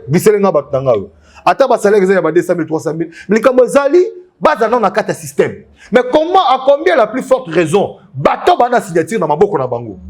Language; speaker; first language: Lingala; native; Lingala